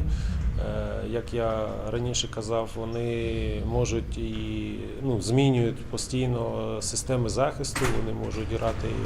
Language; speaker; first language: Ukrainian; non-native, local second language; Russian